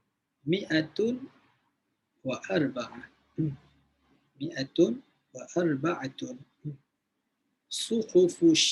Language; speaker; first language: Arabic; non-native, fluent; Malay